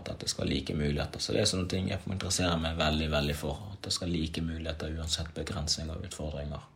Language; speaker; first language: Norwegian; early bilingual, other home language; Swahili